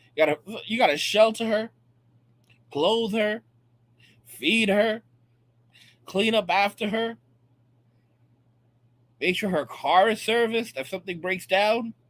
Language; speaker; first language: English; native; English